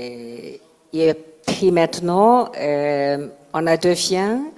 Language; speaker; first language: French; non-native, learner; Chinese